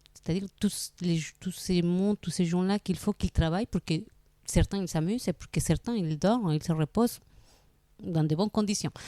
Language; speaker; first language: French; non-native, fluent; Spanish